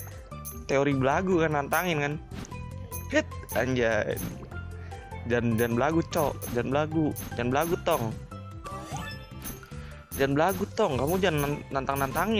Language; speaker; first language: Indonesian; native; Indonesian